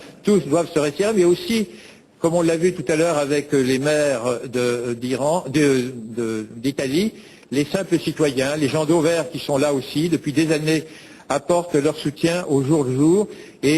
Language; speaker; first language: French; native; French